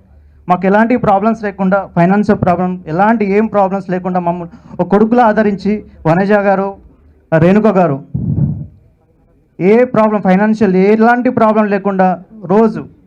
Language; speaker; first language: Telugu; native; Telugu